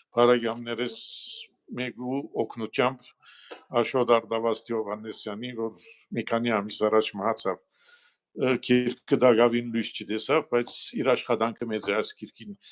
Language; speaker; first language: Armenian; early bilingual, heritage; Armenian